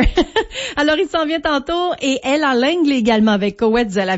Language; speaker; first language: French; native; French